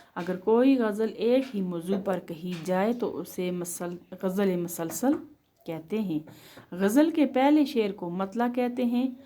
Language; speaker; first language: Urdu; non-native, local second language; Kashmiri